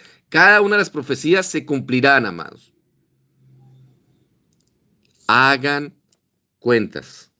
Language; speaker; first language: Spanish; native; Spanish